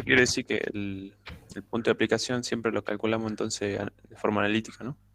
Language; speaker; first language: Spanish; native; Spanish